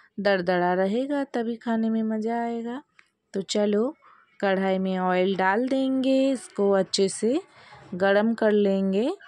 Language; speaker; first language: Hindi; non-native, local second language; Bangla